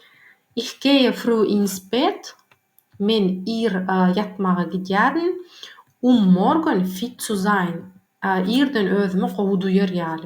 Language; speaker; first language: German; non-native, learner; Turkmen